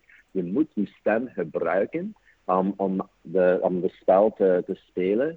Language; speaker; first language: Dutch; non-native, fluent; English